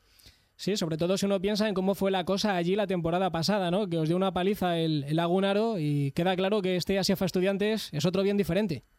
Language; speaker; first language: Spanish; native; Spanish